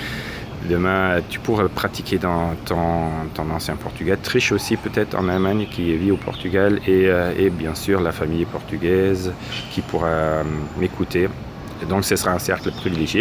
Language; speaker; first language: French; non-native, fluent; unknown